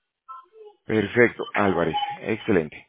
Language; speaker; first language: Spanish; native; Spanish